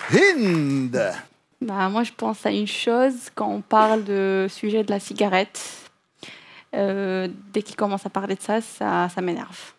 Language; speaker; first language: French; native; French